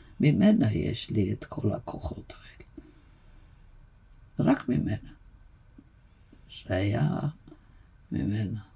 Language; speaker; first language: Hebrew; non-native, fluent; Yiddish